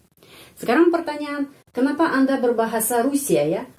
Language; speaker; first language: Indonesian; non-native, fluent; Russian